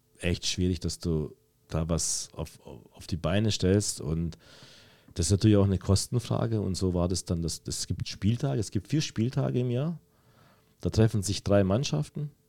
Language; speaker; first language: German; early bilingual, other home language; Hungarian